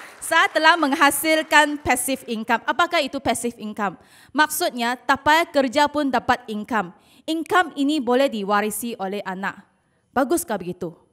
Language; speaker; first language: Malay; non-native, local second language; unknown